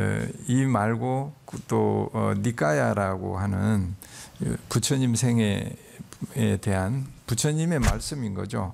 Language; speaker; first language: Korean; native; Korean